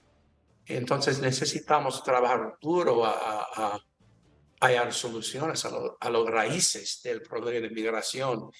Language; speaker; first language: Spanish; non-native, learner; English